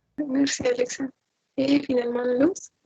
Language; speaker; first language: French; non-native, learner; Spanish